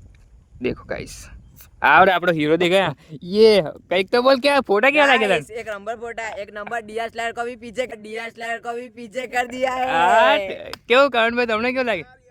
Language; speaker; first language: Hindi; non-native, local second language; Gujarati